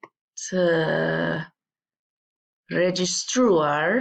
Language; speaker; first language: Albanian; non-native, learner; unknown